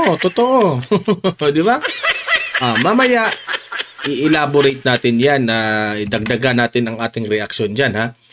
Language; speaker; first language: Filipino; non-native, local second language; Cebuano